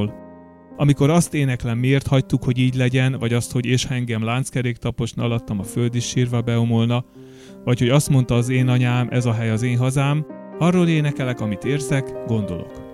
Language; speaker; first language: Hungarian; native; Hungarian